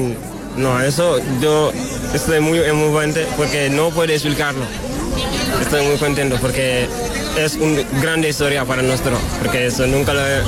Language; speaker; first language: Spanish; non-native, learner; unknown